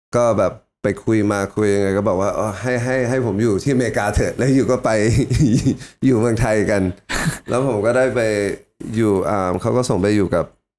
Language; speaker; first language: Thai; early bilingual, heritage; Thai